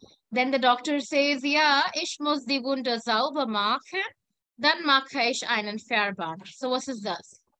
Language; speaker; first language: German; non-native, fluent; Hindi